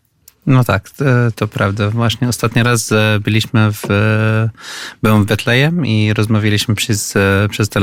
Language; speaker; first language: Polish; non-native, fluent; Arabic